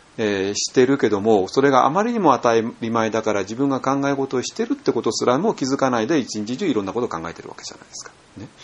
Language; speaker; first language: Japanese; native; Japanese